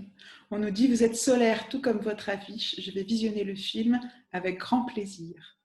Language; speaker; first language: French; native; French